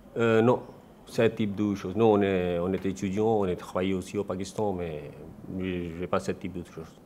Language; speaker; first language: French; non-native, learner; Urdu